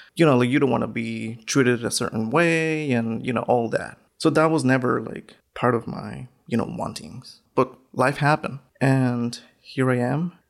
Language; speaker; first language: English; non-native, fluent; Spanish